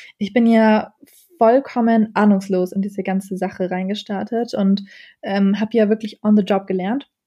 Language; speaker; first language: German; early bilingual, other home language; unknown